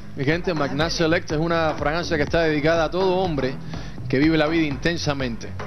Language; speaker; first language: Spanish; native; Spanish